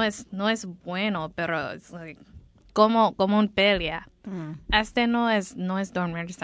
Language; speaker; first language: Spanish; non-native, learner; English